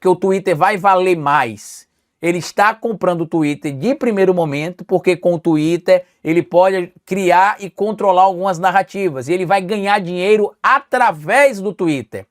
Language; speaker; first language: Portuguese; native; Portuguese